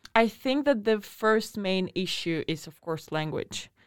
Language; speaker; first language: English; non-native, fluent; Russian